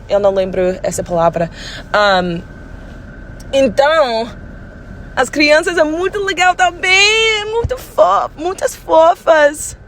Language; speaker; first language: Portuguese; non-native, learner; English